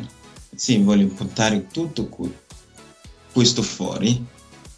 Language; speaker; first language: Italian; non-native, learner; Nigerian Pidgin